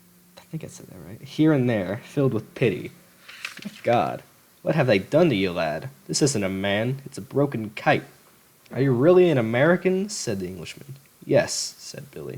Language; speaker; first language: English; native; English